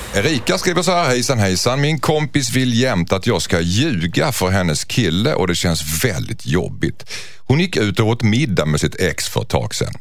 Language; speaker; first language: Swedish; native; Swedish